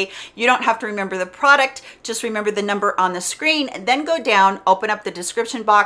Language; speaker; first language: English; native; English